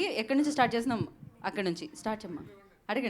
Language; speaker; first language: Telugu; native; Telugu